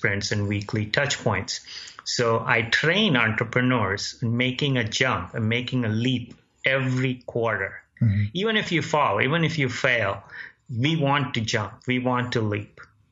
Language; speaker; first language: English; non-native, local second language; Gujarati